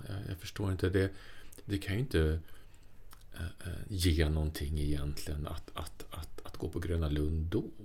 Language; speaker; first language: Swedish; native; Swedish